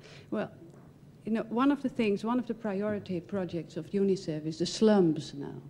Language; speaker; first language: English; non-native, fluent; Dutch